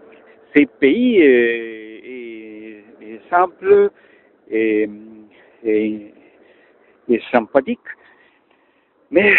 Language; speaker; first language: French; non-native, learner; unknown